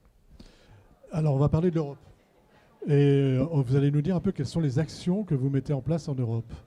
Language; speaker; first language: French; native; French